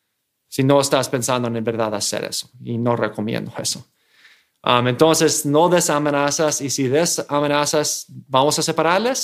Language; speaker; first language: Spanish; non-native, fluent; English